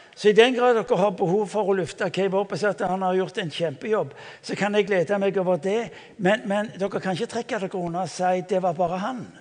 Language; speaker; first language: Norwegian; native; Norwegian